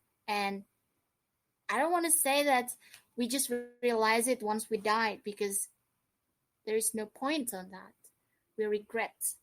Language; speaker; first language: English; non-native, fluent; Indonesian